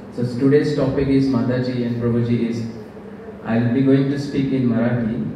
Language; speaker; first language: English; non-native, local second language; Marathi